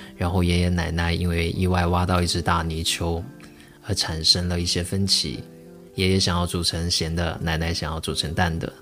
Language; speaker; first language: Chinese; non-native, local second language; Min Nan Chinese